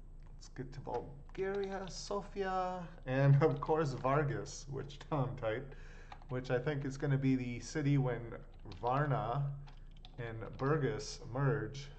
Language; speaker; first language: English; native; English